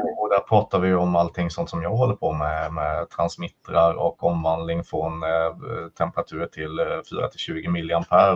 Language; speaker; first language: Swedish; native; Swedish